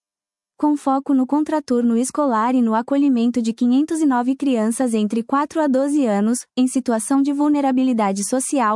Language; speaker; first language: Portuguese; native; Portuguese